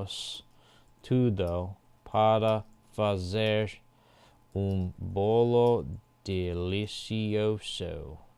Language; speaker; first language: Portuguese; non-native, learner; English